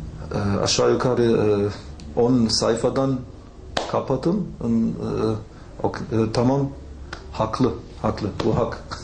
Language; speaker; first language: Turkish; non-native, learner; German